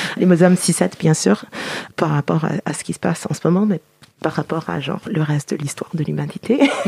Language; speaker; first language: French; native; French